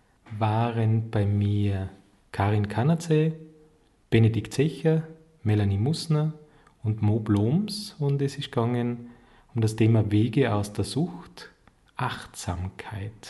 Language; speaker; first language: German; native; German